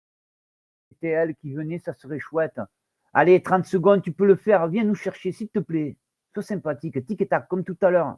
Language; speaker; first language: French; native; French